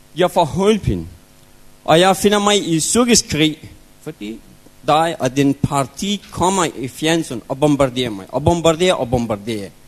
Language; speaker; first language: Danish; non-native, learner; Persian